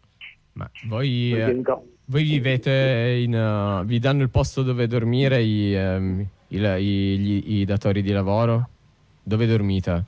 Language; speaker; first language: Italian; native; Italian